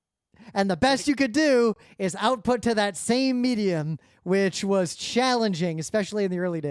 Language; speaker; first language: English; native; English